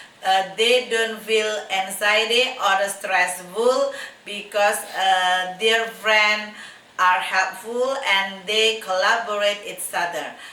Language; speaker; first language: English; non-native, fluent; Indonesian